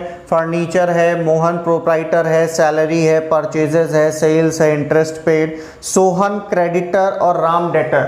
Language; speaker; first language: Hindi; native; Hindi